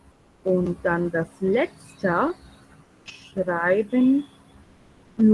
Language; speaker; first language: German; non-native, fluent; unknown